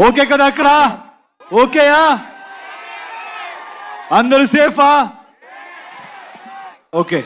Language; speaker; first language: Telugu; non-native, local second language; Kannada